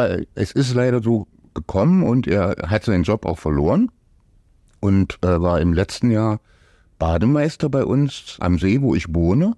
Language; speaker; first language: German; native; German